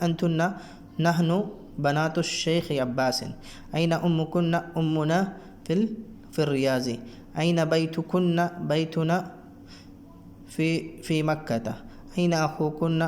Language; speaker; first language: Arabic; non-native, fluent; Urdu